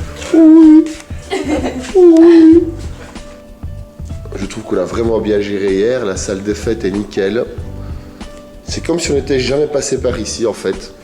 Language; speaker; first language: French; native; French